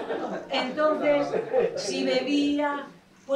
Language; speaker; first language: Spanish; native; Spanish